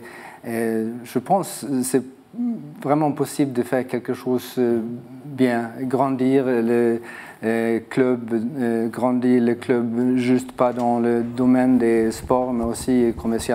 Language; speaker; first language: French; non-native, learner; Swedish